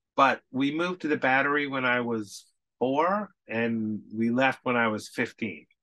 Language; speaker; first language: English; native; English